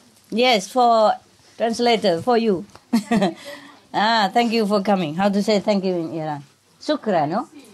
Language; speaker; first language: English; non-native, fluent; Vietnamese